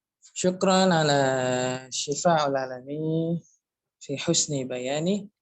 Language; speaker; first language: Arabic; non-native, learner; Indonesian